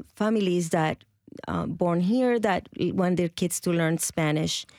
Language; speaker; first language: English; non-native, fluent; Spanish